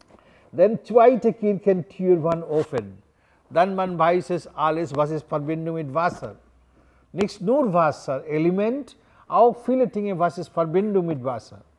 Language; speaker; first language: German; non-native, learner; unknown